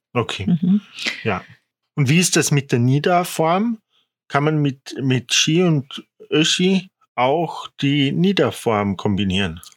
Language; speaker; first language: German; native; German